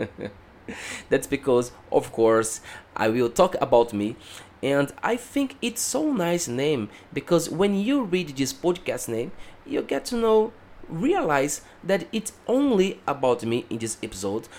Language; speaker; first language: English; non-native, learner; Portuguese